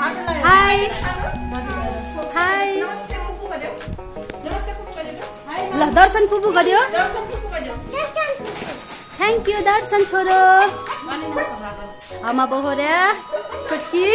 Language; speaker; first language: Nepali; non-native, local second language; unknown